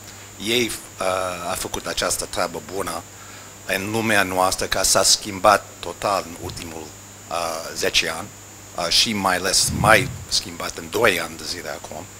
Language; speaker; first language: Romanian; non-native, learner; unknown